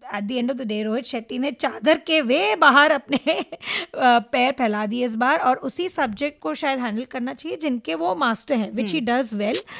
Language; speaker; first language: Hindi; non-native, local second language; Marathi